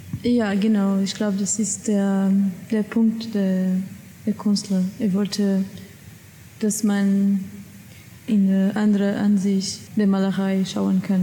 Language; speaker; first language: German; non-native, learner; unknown